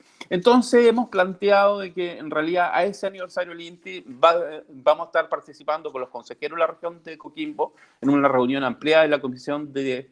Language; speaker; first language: Spanish; native; Spanish